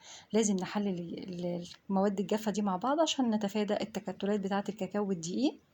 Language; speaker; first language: Arabic; native; Arabic